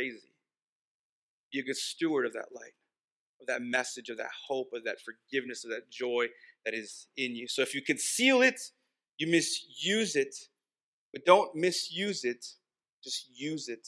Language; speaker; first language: English; early bilingual, other home language; Spanish